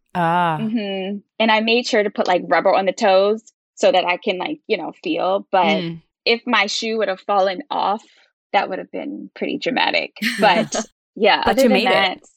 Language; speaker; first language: English; native; English